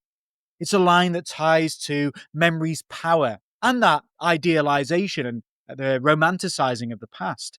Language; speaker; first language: English; native; English